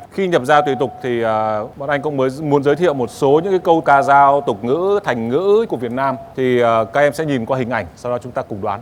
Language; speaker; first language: Vietnamese; native; Vietnamese